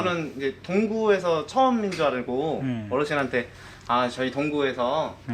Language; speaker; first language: Korean; native; Korean